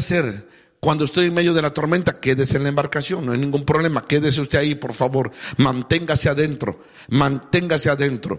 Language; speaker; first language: Spanish; native; Spanish